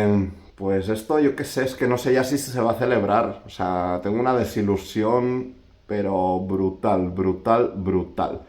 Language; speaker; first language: Spanish; native; Spanish